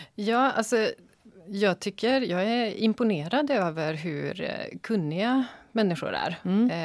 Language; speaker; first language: Swedish; native; Swedish